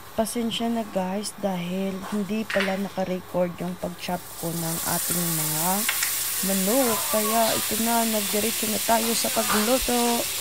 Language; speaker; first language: Filipino; non-native, local second language; Hiligaynon